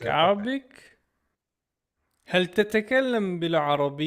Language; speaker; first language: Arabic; non-native, learner; Russian